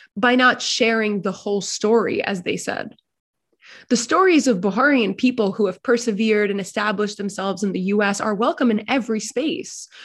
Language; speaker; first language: English; native; English